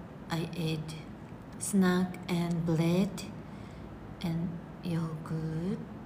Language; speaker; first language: English; non-native, learner; Japanese